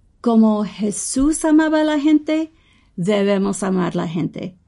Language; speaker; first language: Spanish; non-native, fluent; English